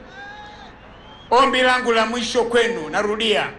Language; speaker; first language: Swahili; native; Swahili